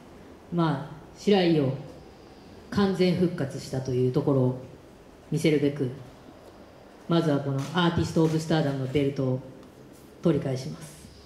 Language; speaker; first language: Japanese; native; Japanese